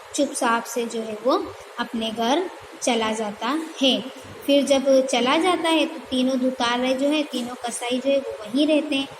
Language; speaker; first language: Hindi; non-native, local second language; Gujarati